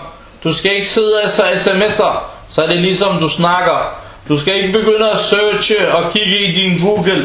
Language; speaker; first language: Danish; non-native, fluent; Arabic